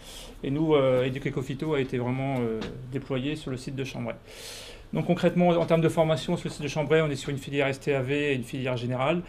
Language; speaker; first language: French; native; French